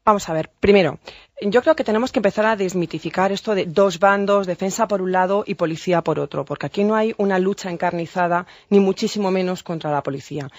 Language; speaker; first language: Spanish; native; Spanish